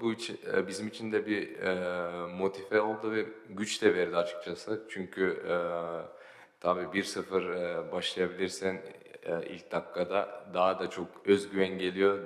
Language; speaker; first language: Turkish; early bilingual, heritage; Turkish